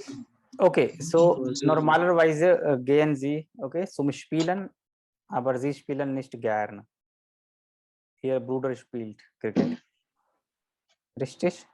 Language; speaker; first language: German; non-native, fluent; Hindi